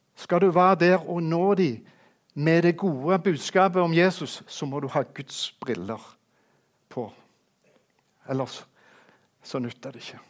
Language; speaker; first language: Norwegian; native; Norwegian